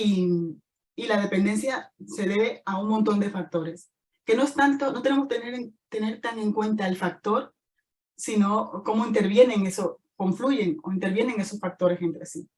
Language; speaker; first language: Spanish; native; Spanish